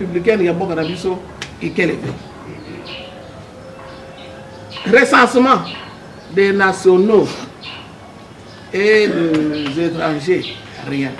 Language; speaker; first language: French; non-native, local second language; Lingala